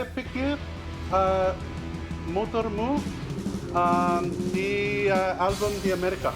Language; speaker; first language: Indonesian; non-native, learner; English